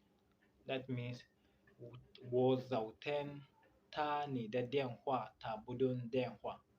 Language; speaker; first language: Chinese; non-native, learner; Hausa